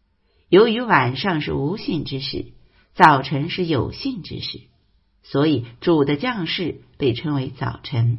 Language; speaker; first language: Chinese; native; Chinese